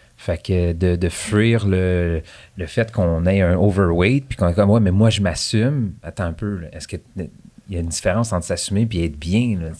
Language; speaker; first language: French; native; French